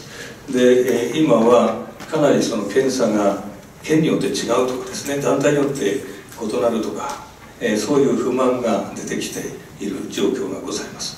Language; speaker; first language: Japanese; native; Japanese